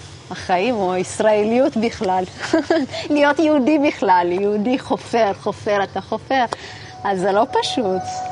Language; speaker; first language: Hebrew; non-native, fluent; Amharic